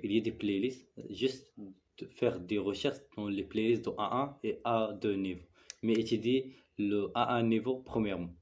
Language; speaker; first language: French; non-native, learner; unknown